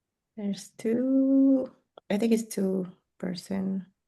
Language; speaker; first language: English; non-native, fluent; Indonesian